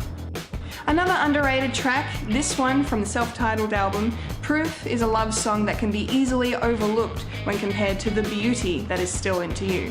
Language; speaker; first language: English; native; English